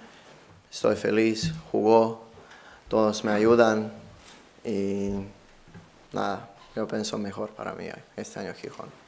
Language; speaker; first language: Spanish; non-native, learner; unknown